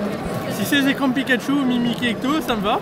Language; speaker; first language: French; native; French